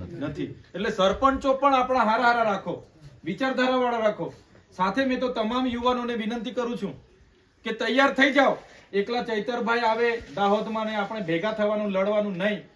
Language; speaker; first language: Gujarati; native; Gujarati